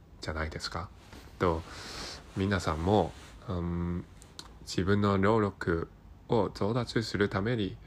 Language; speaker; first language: Japanese; non-native, learner; Cantonese